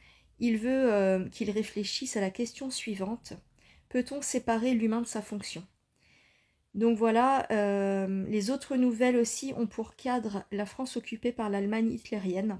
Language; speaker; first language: French; native; French